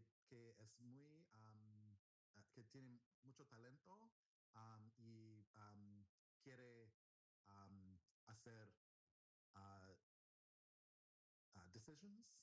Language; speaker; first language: Spanish; non-native, learner; English